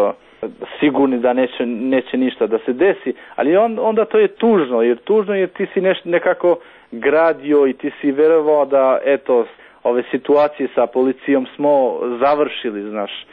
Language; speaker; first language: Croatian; non-native, local second language; Albanian